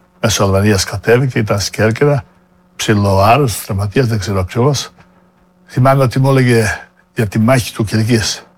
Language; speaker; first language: Greek; non-native, fluent; Serbian